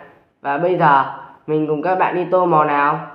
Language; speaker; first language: Vietnamese; native; Vietnamese